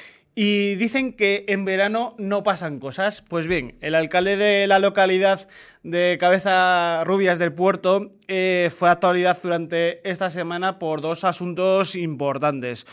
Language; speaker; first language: Spanish; native; Spanish